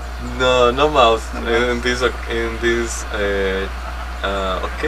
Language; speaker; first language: English; non-native, learner; Spanish